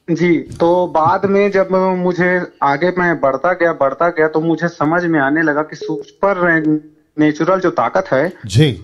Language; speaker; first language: Hindi; native; Hindi